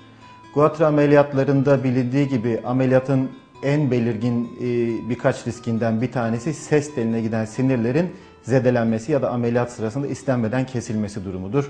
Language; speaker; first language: Turkish; native; Turkish